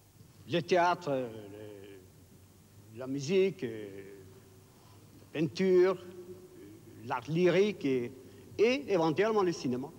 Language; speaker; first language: French; non-native, fluent; Hungarian